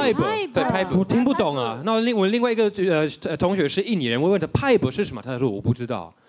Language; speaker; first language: Chinese; non-native, fluent; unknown